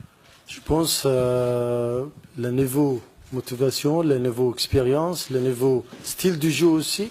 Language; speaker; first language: French; non-native, learner; Arabic